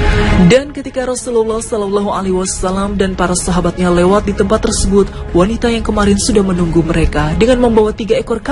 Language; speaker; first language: Indonesian; native; Indonesian